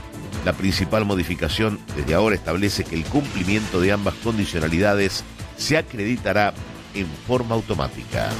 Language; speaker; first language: Spanish; native; Spanish